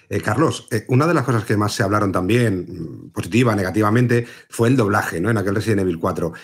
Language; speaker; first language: Spanish; native; Spanish